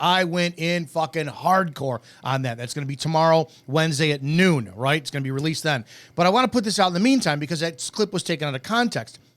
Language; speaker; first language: English; native; English